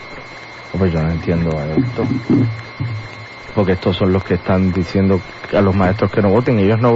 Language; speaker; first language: Spanish; native; Spanish